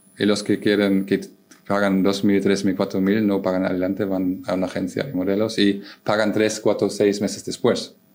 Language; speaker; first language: Spanish; non-native, fluent; German